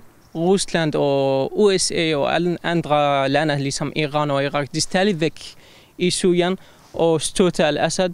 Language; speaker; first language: Danish; non-native, fluent; Arabic